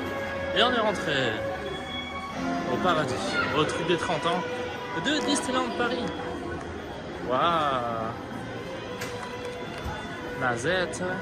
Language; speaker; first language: French; native; French